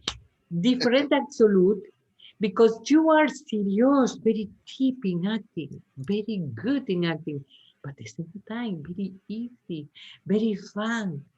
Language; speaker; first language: English; non-native, learner; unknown